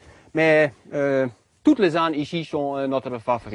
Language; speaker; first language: French; non-native, learner; Dutch